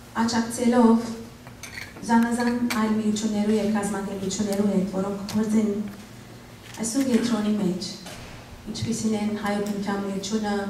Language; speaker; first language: Armenian; early bilingual, heritage; Armenian